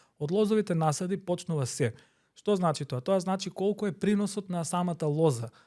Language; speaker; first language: Macedonian; native; Macedonian